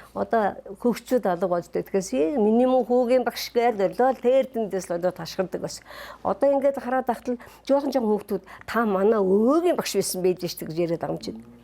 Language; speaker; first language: Mongolian; non-native, local second language; Kazakh